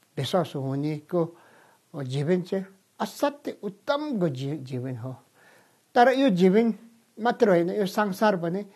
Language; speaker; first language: Nepali; non-native, fluent; Tibetan